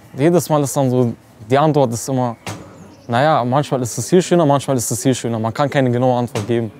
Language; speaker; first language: German; early bilingual, other home language; Turkish